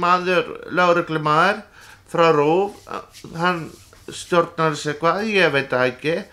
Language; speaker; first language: Icelandic; non-native, fluent; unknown